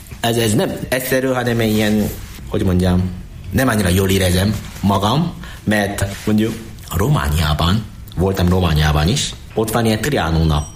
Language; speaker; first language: Hungarian; non-native, learner; Korean